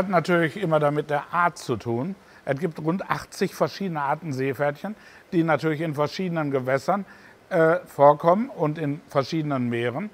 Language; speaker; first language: German; native; German